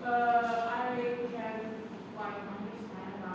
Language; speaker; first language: English; non-native, learner; Indonesian